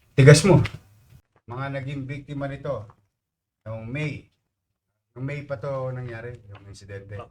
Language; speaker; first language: Filipino; native; Filipino